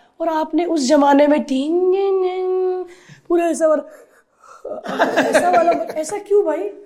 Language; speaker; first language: Hindi; native; Hindi